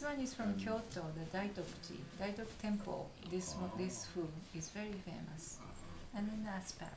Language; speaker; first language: English; non-native, fluent; Japanese